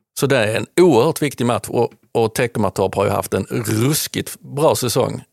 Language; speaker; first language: Swedish; native; Swedish